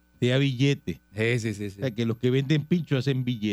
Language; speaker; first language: Spanish; native; Spanish